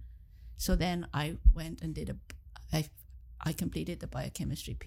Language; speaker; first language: English; native; English